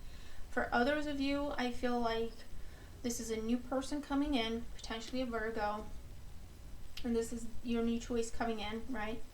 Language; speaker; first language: English; native; English